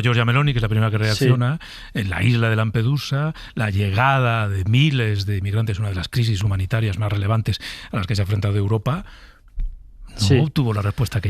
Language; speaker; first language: Spanish; native; Spanish